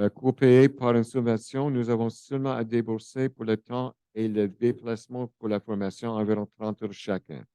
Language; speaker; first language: French; non-native, local second language; English